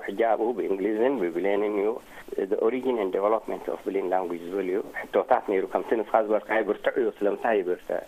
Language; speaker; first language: Tigrinya; non-native, local second language; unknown